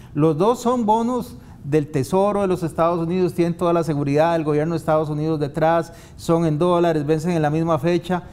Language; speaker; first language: Spanish; native; Spanish